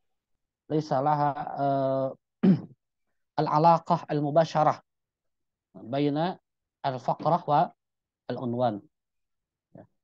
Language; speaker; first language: Arabic; non-native, fluent; Indonesian